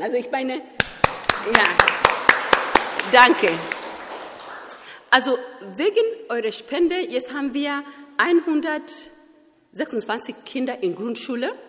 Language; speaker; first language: German; non-native, fluent; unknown